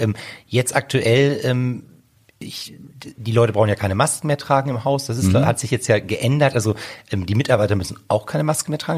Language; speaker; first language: German; native; German